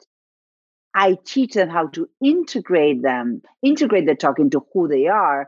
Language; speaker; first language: English; non-native, fluent; Spanish